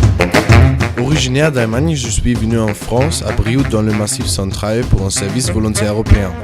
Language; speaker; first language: French; non-native, fluent; German